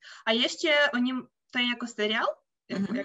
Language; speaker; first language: Czech; non-native, learner; Russian